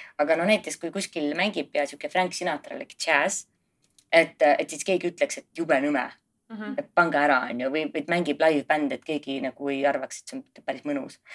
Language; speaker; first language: Estonian; native; Estonian